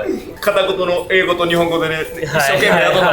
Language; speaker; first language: Japanese; native; Japanese